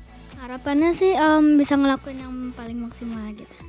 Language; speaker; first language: Indonesian; native; Indonesian